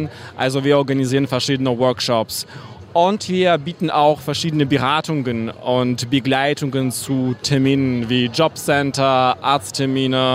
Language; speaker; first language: German; non-native, fluent; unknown